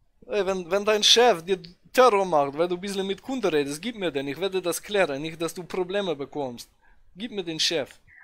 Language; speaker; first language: German; native; German